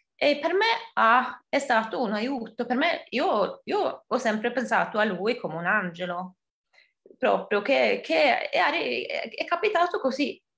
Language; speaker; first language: Italian; non-native, fluent; Norwegian